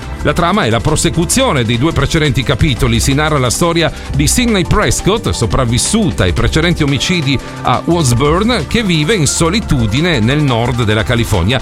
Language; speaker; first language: Italian; native; Italian